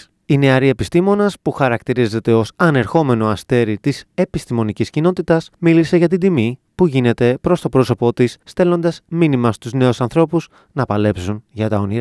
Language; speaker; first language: Greek; native; Greek